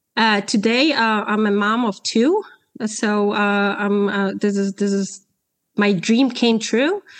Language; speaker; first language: English; non-native, fluent; Polish